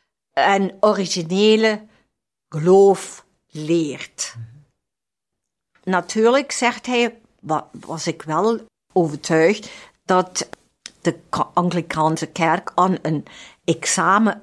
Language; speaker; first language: Dutch; non-native, fluent; German